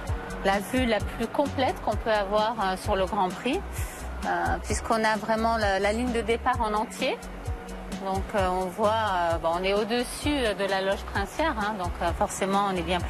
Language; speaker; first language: French; native; French